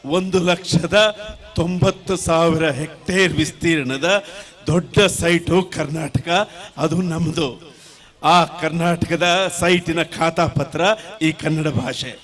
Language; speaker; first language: Kannada; non-native, local second language; Telugu